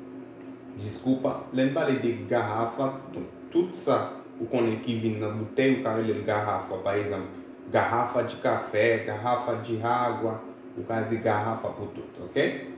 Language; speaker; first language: Portuguese; non-native, fluent; Haitian Creole